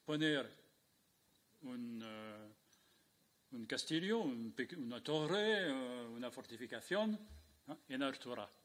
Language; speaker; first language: Spanish; non-native, fluent; French